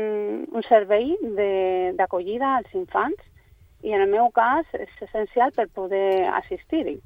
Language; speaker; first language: Catalan; non-native, local second language; Spanish